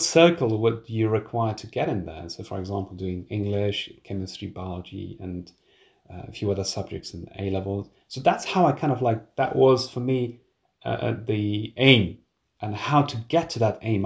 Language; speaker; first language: English; non-native, fluent; Persian